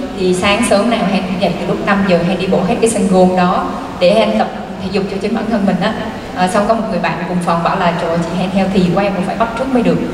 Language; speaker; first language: Vietnamese; non-native, local second language; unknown